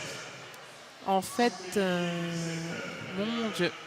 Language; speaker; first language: French; native; French